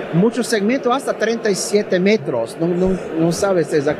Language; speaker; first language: Spanish; non-native, learner; Italian